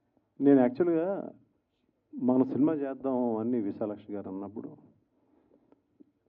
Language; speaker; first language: Telugu; native; Telugu